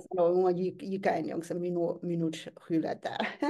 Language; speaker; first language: Finnish; non-native, fluent; Chinese